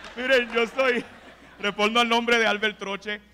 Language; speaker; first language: Spanish; native; Spanish